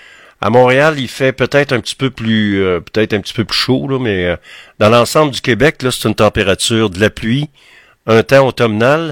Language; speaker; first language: French; native; French